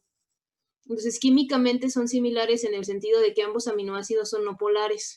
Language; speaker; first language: Spanish; native; Spanish